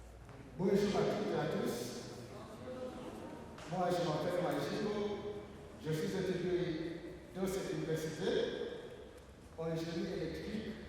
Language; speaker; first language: French; non-native, fluent; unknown